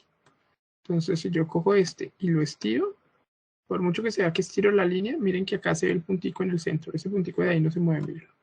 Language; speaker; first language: Spanish; native; Spanish